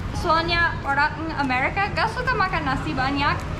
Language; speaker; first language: Indonesian; non-native, learner; English